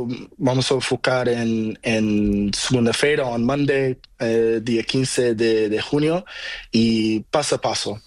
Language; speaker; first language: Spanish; non-native, learner; Portuguese